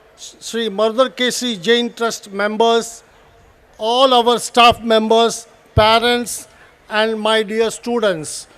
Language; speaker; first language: English; non-native, local second language; Tamil